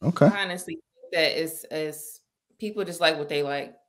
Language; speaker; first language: English; native; English